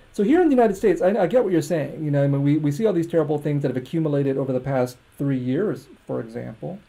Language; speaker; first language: English; native; English